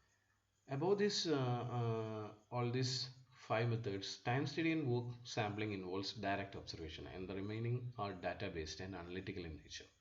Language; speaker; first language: English; non-native, local second language; Malayalam